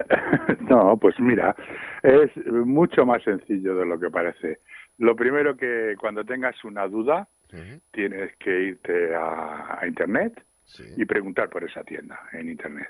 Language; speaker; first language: Spanish; native; Spanish